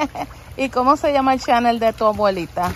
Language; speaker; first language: Spanish; native; Spanish